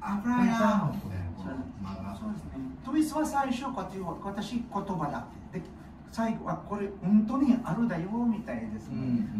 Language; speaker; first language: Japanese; non-native, learner; Filipino